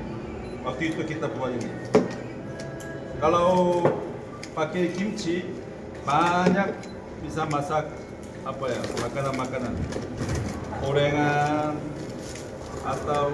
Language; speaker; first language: Indonesian; non-native, learner; Korean